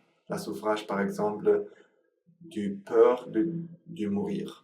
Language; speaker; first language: French; non-native, learner; Sinhala